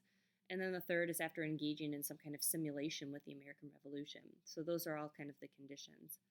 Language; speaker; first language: English; native; English